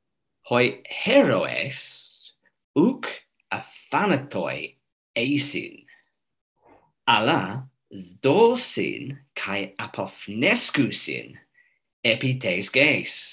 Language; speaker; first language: Greek; non-native, fluent; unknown